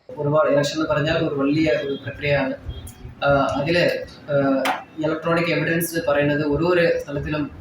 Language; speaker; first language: Malayalam; non-native, fluent; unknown